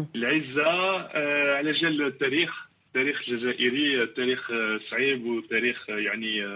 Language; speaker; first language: Arabic; early bilingual, heritage; Arabic